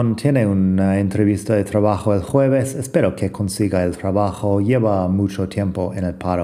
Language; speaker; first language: Spanish; non-native, fluent; English